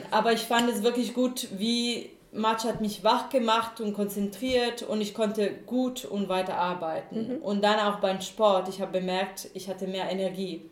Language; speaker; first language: German; non-native, fluent; Italian